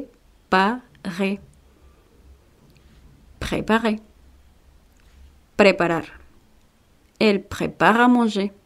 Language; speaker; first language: French; non-native, fluent; Spanish